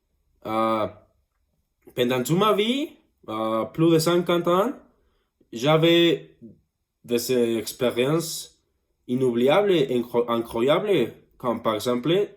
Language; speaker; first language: French; non-native, learner; Spanish